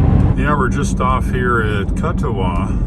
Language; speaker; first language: English; native; English